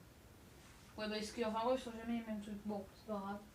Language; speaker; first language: French; native; French